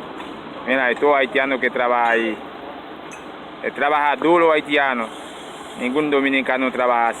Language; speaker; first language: Spanish; non-native, local second language; Haitian Creole